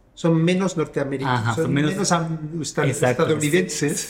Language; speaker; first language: Spanish; native; Spanish